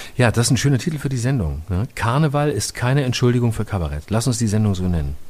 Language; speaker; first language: German; native; German